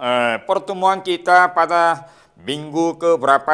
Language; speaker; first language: Indonesian; non-native, fluent; Korean